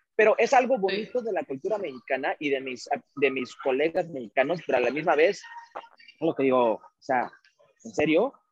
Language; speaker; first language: Spanish; early bilingual, heritage; Spanish